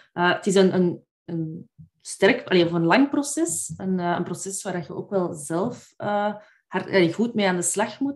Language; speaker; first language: Dutch; native; Dutch